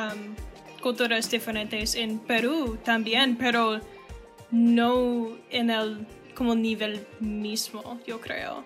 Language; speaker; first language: Spanish; non-native, learner; English